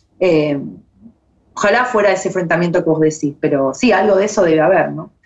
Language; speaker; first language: Spanish; native; Spanish